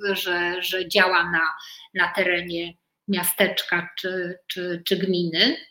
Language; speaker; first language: Polish; native; Polish